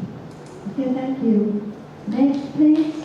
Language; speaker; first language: English; non-native, fluent; Thai